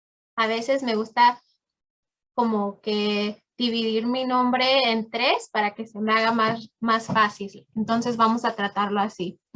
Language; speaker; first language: Spanish; early bilingual, heritage; Spanish